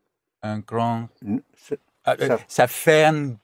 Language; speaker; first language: French; non-native, learner; English